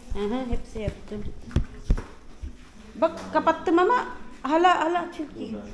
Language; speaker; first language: Turkish; non-native, learner; Filipino